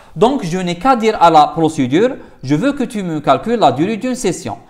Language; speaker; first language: French; non-native, local second language; Arabic